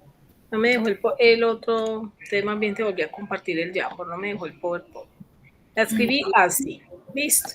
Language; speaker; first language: Spanish; native; Spanish